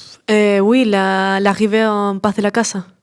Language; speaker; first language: French; non-native, learner; Spanish